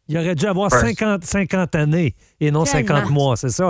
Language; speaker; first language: French; native; French